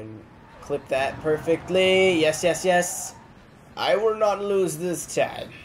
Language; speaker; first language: English; native; English